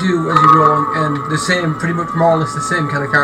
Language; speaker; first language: English; native; English